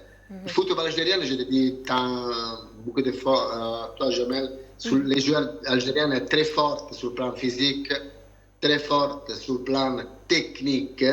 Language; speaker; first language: French; non-native, learner; Italian